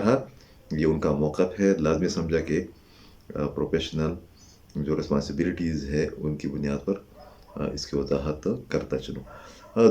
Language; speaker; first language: Urdu; native; Urdu